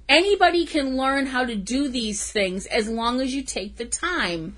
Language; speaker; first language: English; native; English